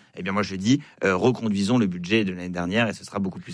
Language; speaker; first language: French; native; French